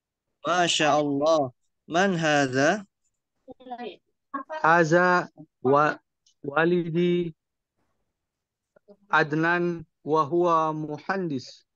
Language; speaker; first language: Arabic; non-native, learner; Indonesian